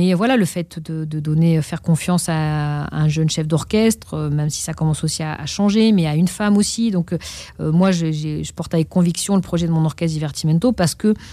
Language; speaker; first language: French; native; French